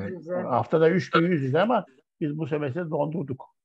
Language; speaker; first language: Turkish; native; Turkish